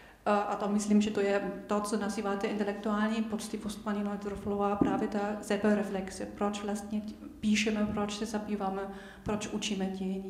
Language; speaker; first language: Czech; non-native, fluent; German